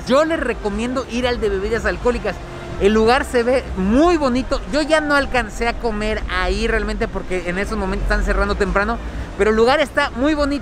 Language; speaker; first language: Spanish; native; Spanish